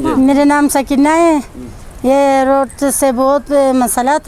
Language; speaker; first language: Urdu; non-native, local second language; Khowar